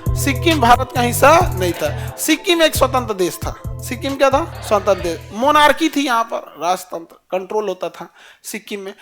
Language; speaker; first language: Hindi; native; Hindi